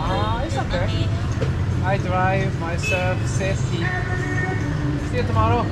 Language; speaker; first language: English; non-native, learner; Korean